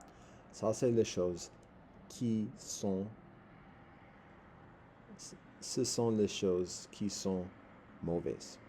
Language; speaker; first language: French; non-native, learner; English